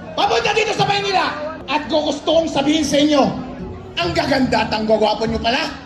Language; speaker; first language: Filipino; non-native, local second language; Iloko